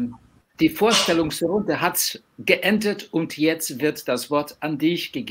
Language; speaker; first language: German; non-native, fluent; Polish